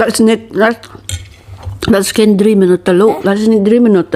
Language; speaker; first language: Dutch; non-native, learner; Thai